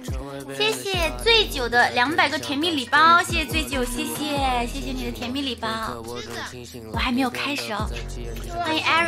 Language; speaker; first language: Chinese; native; Chinese